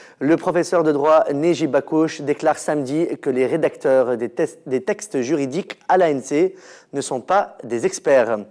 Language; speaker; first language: French; non-native, local second language; Arabic